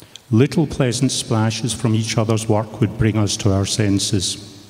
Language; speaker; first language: English; native; English